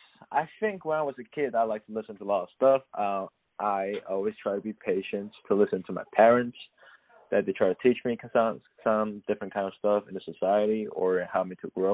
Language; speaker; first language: English; non-native, local second language; Cantonese